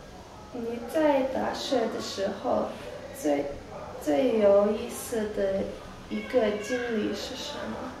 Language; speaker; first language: Chinese; non-native, learner; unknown